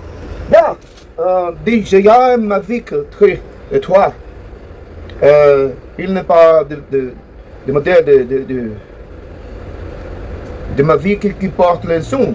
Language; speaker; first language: French; non-native, learner; Portuguese